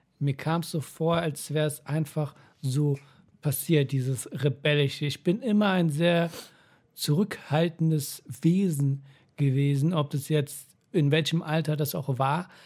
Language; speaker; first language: German; early bilingual, other home language; Persian